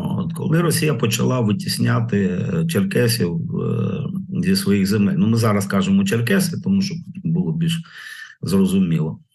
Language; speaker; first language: Ukrainian; native; Ukrainian